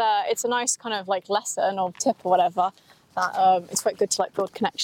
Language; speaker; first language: English; native; English